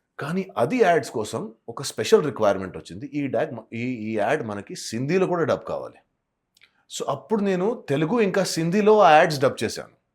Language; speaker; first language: Telugu; non-native, local second language; Hindi